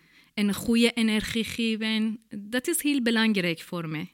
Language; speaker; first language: Dutch; non-native, learner; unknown